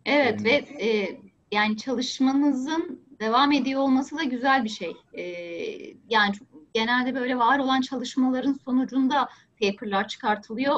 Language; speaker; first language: Turkish; native; Turkish